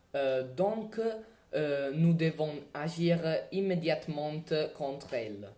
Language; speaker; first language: French; non-native, learner; Italian